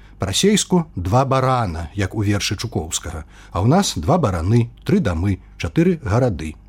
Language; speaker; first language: Belarusian; native; Belarusian